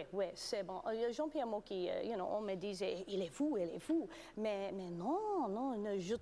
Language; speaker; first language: French; non-native, learner; English